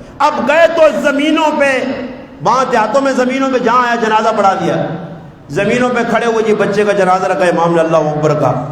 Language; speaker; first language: Urdu; non-native, local second language; Punjabi